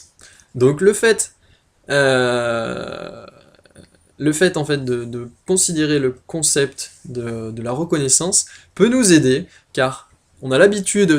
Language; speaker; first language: French; native; French